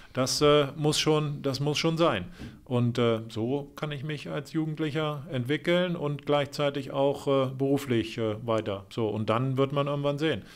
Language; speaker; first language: German; native; German